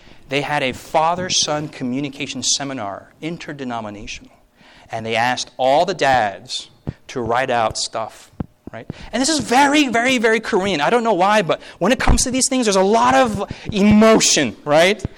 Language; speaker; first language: English; early bilingual, other home language; Korean